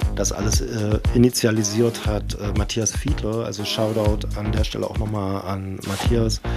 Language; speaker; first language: German; native; German